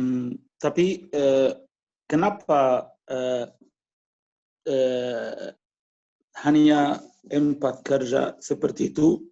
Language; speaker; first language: Indonesian; non-native, learner; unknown